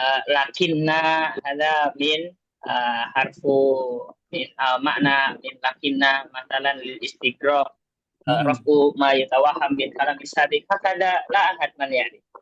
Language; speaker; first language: Arabic; non-native, learner; Indonesian